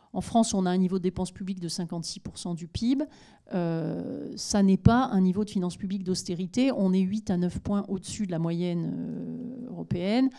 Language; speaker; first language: French; native; French